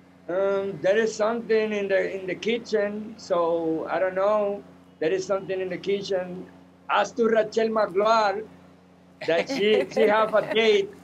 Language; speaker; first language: English; non-native, fluent; Spanish